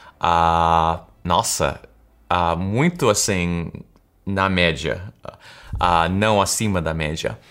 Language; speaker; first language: Portuguese; early bilingual, heritage; English